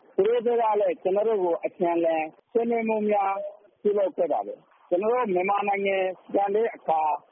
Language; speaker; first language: Burmese; non-native, local second language; Rohingya